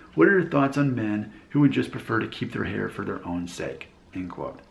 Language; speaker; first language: English; native; English